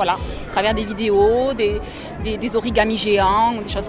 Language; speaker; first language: French; native; French